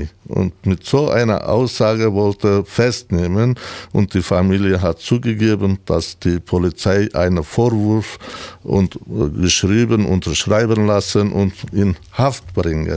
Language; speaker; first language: German; non-native, learner; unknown